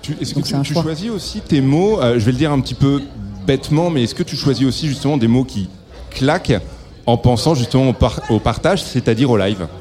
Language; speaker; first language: French; native; French